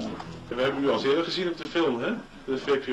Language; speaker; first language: Dutch; native; Dutch